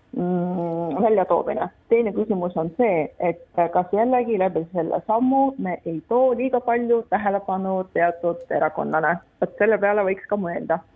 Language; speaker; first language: Estonian; non-native, local second language; Russian